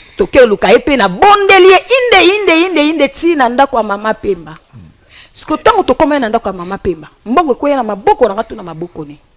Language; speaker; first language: Lingala; non-native, local second language; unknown